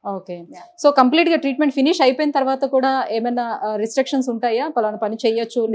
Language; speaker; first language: Telugu; native; Telugu